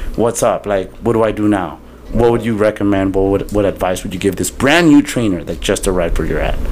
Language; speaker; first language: English; native; English